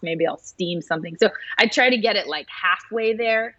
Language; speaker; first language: English; early bilingual, other home language; Spanish